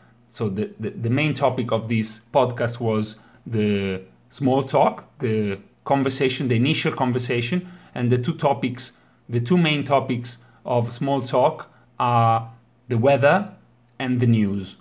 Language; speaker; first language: English; non-native, fluent; Italian